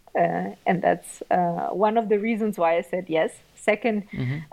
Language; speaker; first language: English; non-native, fluent; Italian